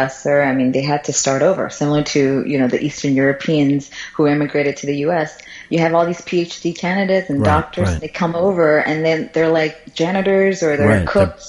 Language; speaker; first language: English; early bilingual, other home language; Cantonese